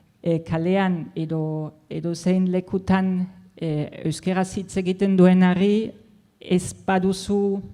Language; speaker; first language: Basque; non-native, fluent; German